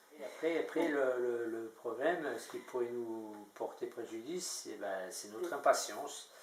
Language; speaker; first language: French; native; French